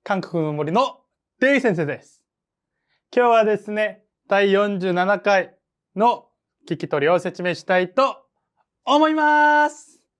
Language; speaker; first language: Japanese; non-native, fluent; Korean